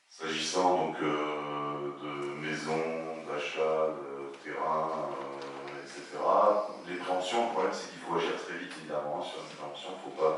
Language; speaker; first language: French; native; French